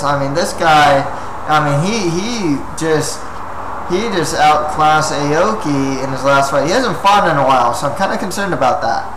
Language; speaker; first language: English; native; English